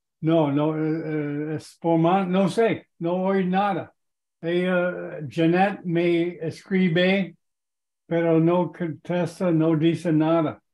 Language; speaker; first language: Spanish; non-native, learner; English